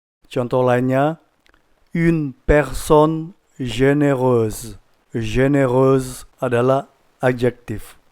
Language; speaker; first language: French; non-native, fluent; Indonesian